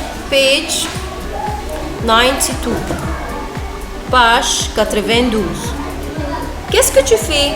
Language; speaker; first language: French; non-native, fluent; Arabic